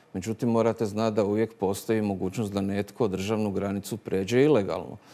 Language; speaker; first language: Croatian; native; Croatian